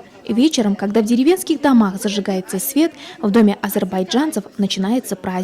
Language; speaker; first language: Russian; native; Russian